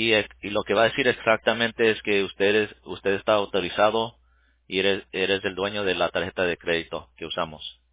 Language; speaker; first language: Spanish; early bilingual, heritage; English